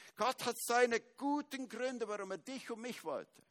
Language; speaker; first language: German; native; German